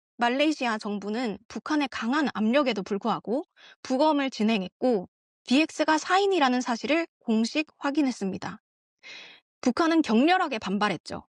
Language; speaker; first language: Korean; early bilingual, heritage; Korean